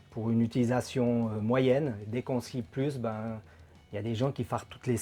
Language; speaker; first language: French; native; French